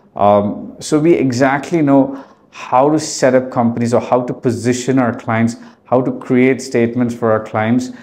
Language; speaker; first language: English; early bilingual, heritage; Arabic